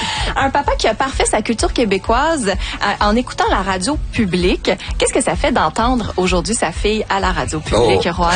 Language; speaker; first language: French; native; French